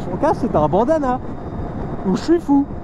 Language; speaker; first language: French; native; French